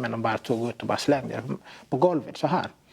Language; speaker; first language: Swedish; non-native, fluent; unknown